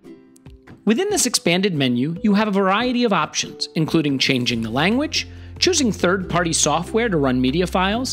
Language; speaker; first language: English; native; English